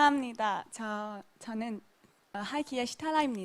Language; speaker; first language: Korean; non-native, local second language; Thai